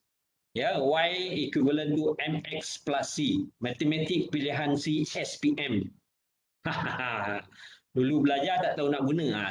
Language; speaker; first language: Malay; native; Malay